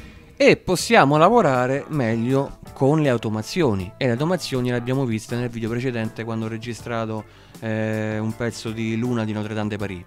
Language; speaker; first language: Italian; native; Italian